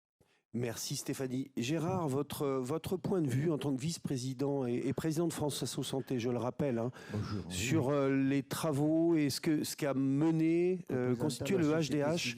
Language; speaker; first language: French; native; French